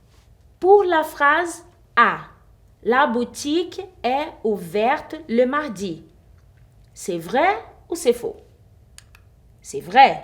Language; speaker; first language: French; non-native, fluent; Portuguese